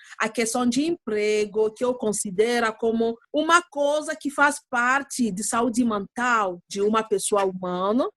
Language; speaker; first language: Portuguese; non-native, learner; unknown